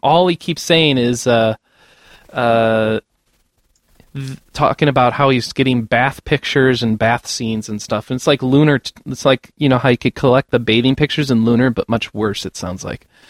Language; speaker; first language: English; native; English